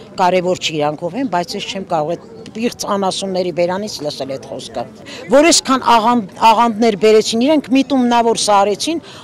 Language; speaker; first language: Armenian; native; Armenian